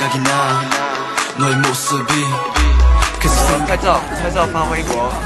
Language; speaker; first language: Chinese; early bilingual, heritage; Chinese